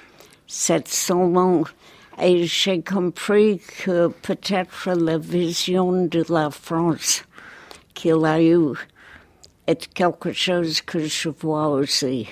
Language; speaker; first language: French; non-native, fluent; English